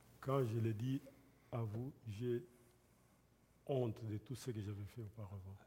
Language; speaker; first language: French; non-native, local second language; Lingala